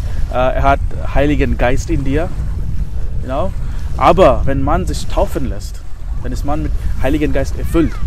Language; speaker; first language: German; non-native, fluent; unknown